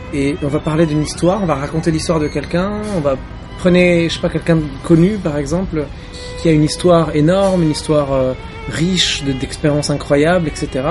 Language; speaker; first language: French; early bilingual, other home language; Arabic